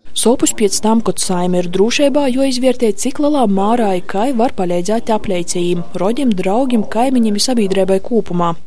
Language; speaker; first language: Latvian; native; Latvian